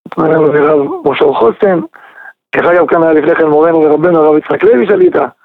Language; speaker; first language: Hebrew; native; Hebrew